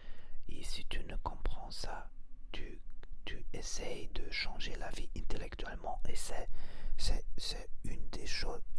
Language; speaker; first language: French; non-native, learner; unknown